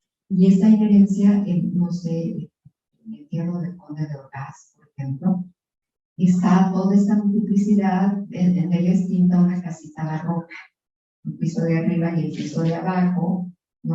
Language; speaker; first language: Spanish; native; Spanish